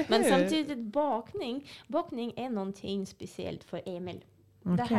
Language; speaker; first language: Swedish; non-native, fluent; Russian